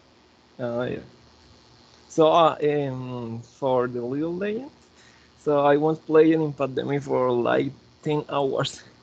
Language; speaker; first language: English; non-native, learner; Spanish